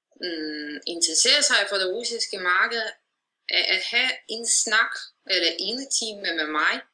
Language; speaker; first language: Danish; non-native, fluent; Russian